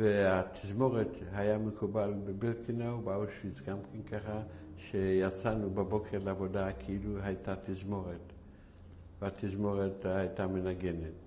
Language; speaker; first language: Hebrew; non-native, fluent; Yiddish